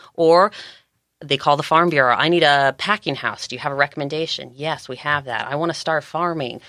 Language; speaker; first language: English; native; English